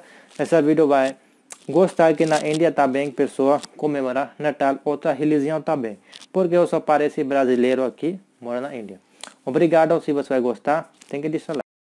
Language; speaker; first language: Portuguese; non-native, learner; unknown